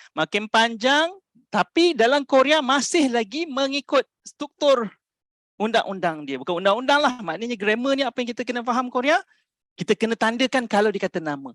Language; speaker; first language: Malay; native; Malay